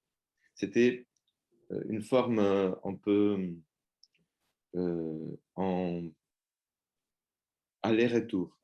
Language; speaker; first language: French; non-native, fluent; Spanish